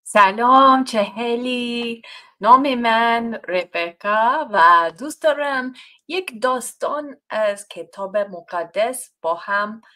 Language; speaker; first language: Persian; non-native, fluent; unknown